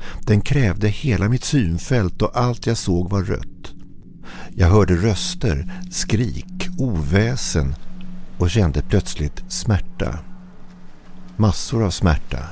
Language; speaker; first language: Swedish; native; Swedish